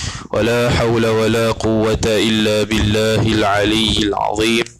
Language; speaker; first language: Arabic; non-native, fluent; Malay